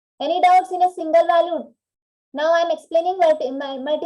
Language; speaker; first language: English; non-native, local second language; Kannada